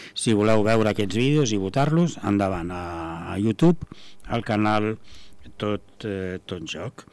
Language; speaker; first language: Catalan; native; Catalan